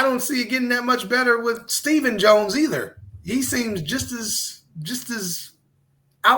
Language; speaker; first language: English; native; English